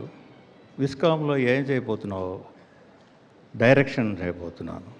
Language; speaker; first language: Telugu; non-native, learner; Tamil